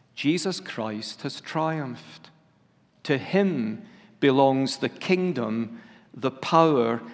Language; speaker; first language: English; native; English